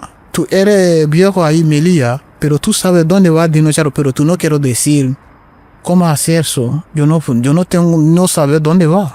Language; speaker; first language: Spanish; non-native, learner; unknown